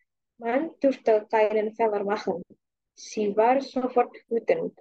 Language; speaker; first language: German; non-native, learner; Indonesian